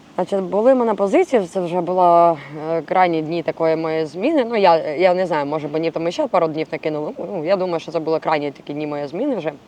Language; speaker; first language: Ukrainian; non-native, local second language; Russian